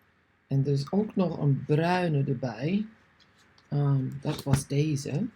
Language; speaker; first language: Dutch; non-native, learner; English